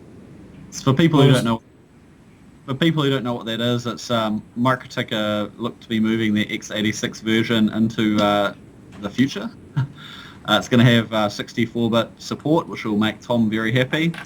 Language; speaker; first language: English; native; English